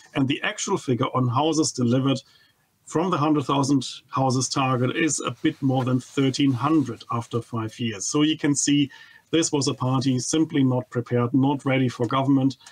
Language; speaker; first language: English; non-native, fluent; German